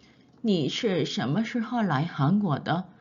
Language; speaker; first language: Chinese; non-native, fluent; Korean